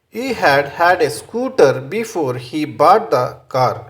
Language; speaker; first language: English; non-native, local second language; Telugu